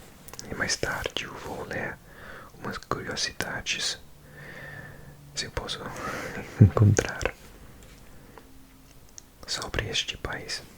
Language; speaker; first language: Portuguese; non-native, learner; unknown